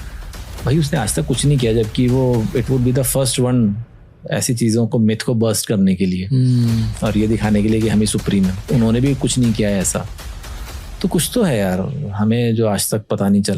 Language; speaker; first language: Hindi; native; Hindi